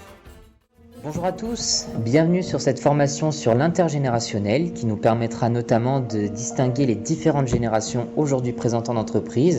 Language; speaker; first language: French; native; French